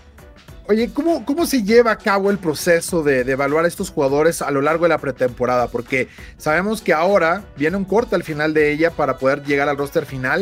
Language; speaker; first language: Spanish; native; Spanish